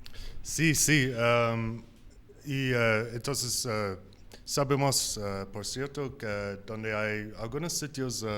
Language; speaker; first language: Spanish; non-native, learner; English